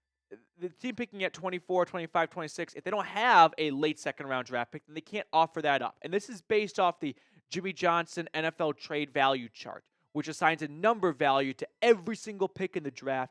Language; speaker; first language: English; native; English